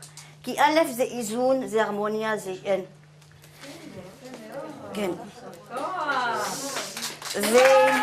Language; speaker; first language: Hebrew; non-native, fluent; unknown